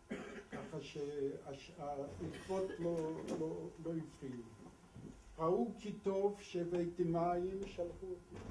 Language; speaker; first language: Hebrew; non-native, fluent; Polish